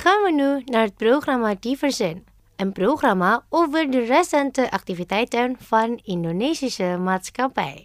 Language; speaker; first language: Dutch; non-native, fluent; Indonesian